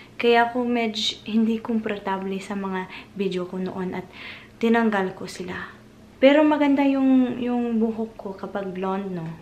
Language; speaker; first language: Filipino; non-native, fluent; English